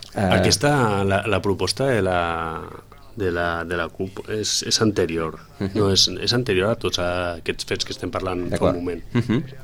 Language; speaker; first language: Catalan; non-native, local second language; Spanish